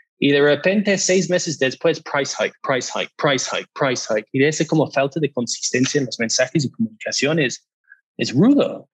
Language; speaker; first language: Spanish; non-native, fluent; English